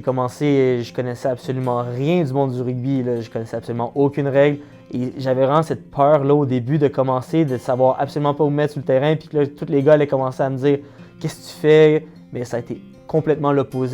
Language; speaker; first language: French; native; French